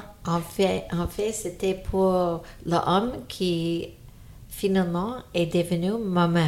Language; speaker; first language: French; non-native, fluent; English